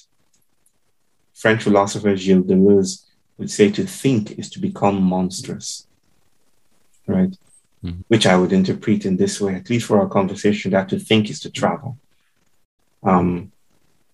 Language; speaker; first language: English; non-native, local second language; Yoruba